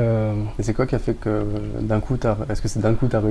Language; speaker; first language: French; native; French